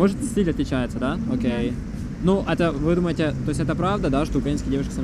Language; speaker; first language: Russian; native; Russian